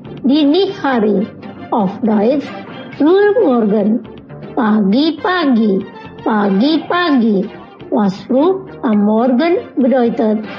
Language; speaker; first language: German; non-native, learner; Indonesian